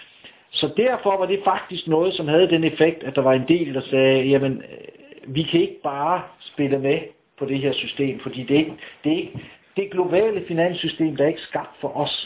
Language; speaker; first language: Danish; native; Danish